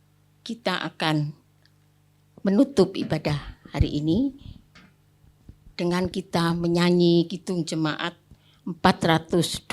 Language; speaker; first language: Indonesian; native; Indonesian